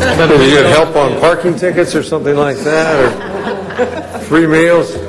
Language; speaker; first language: English; native; English